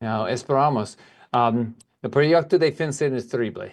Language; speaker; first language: Spanish; non-native, learner; English